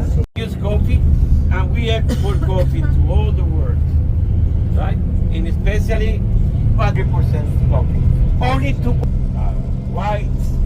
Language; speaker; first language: English; non-native, learner; Spanish